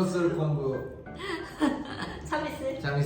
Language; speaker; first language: Korean; non-native, learner; Japanese